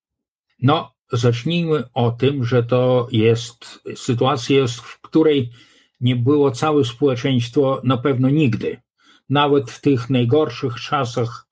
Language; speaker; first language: Polish; non-native, local second language; Lithuanian